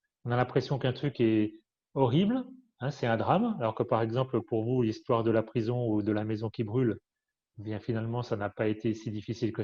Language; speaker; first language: French; native; French